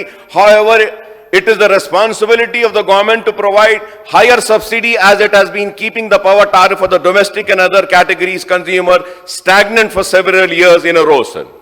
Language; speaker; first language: English; non-native, local second language; Urdu